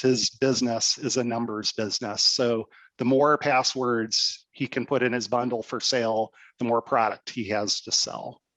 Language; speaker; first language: English; native; English